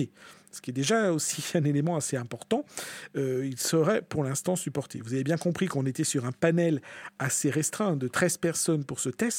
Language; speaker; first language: French; native; French